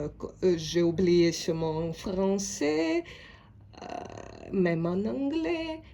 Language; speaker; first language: French; non-native, fluent; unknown